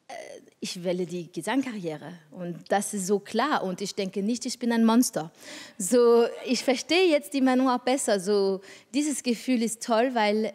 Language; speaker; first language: German; non-native, fluent; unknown